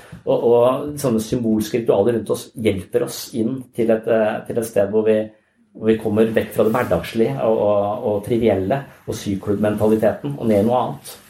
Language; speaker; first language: Norwegian; native; Norwegian